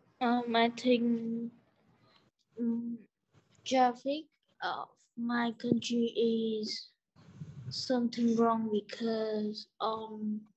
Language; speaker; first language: English; non-native, learner; Vietnamese